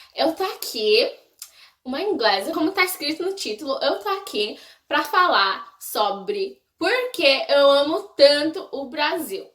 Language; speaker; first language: Portuguese; non-native, fluent; English